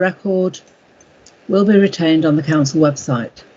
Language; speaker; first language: English; native; English